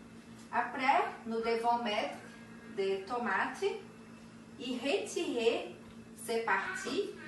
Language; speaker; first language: French; non-native, learner; Portuguese